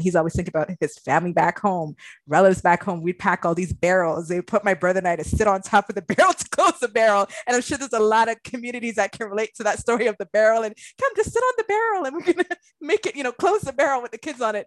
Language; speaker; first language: English; native; English